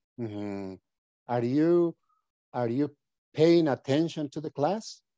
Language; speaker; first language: English; non-native, fluent; Spanish